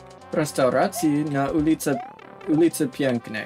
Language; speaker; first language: Polish; non-native, learner; English